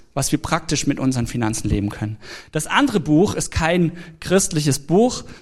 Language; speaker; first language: German; native; German